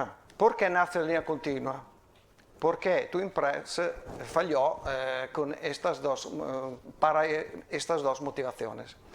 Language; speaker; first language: Spanish; non-native, fluent; Italian